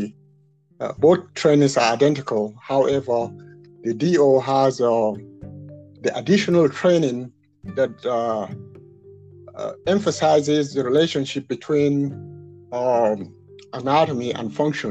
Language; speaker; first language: English; non-native, local second language; Yoruba